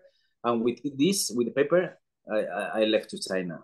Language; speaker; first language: English; non-native, learner; Spanish